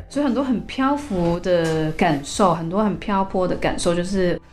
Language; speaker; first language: Chinese; non-native, local second language; Cantonese